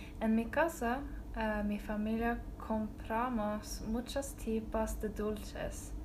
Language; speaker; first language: Spanish; non-native, learner; Norwegian